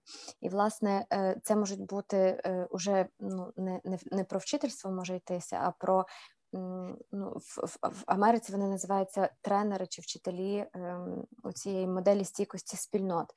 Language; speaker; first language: Ukrainian; native; Ukrainian